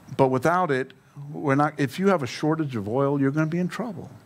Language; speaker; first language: English; native; English